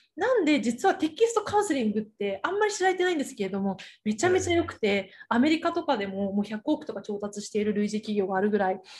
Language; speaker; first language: Japanese; early bilingual, other home language; Chinese